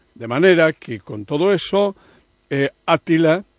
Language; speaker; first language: Spanish; native; Spanish